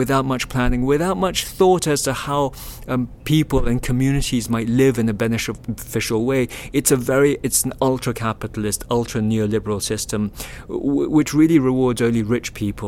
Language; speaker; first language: English; non-native, local second language; Chinese